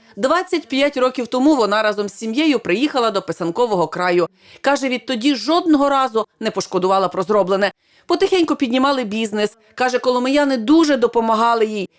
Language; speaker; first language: Ukrainian; native; Ukrainian